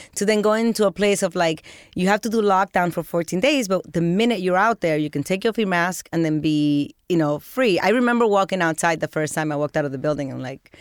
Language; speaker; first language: English; early bilingual, other home language; Spanish